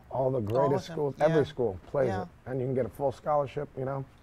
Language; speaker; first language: English; native; English